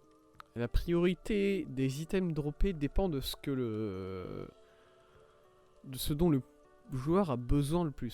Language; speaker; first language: French; native; French